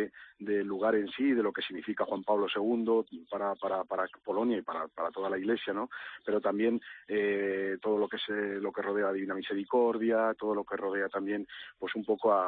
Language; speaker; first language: Spanish; native; Spanish